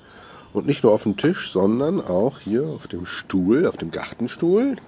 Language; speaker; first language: German; native; German